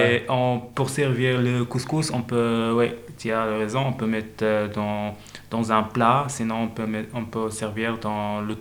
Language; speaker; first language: French; non-native, local second language; Arabic